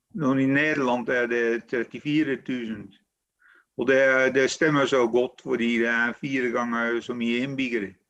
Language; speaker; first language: Norwegian; non-native, fluent; Dutch